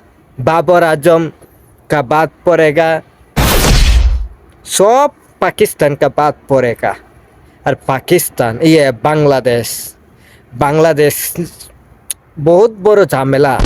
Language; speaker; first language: Hindi; non-native, learner; Bangla